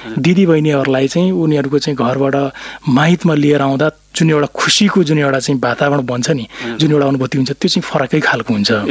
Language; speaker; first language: Nepali; non-native, local second language; Rana Tharu